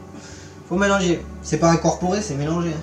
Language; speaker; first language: French; native; French